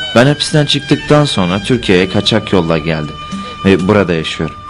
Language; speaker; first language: Turkish; non-native, fluent; Uyghur